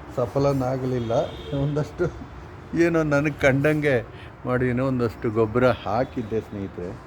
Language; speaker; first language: Kannada; native; Kannada